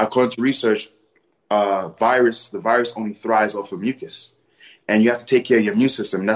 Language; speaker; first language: English; native; English